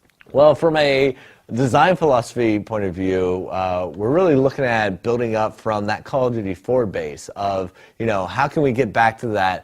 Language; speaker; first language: English; native; English